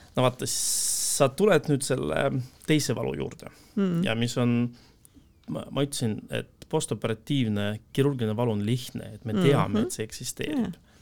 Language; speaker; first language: Estonian; non-native, local second language; Russian